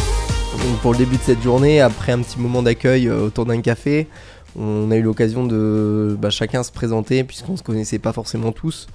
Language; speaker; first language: French; native; French